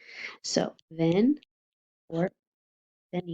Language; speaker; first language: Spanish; non-native, fluent; English